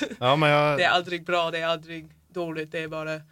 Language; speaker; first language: Swedish; non-native, fluent; English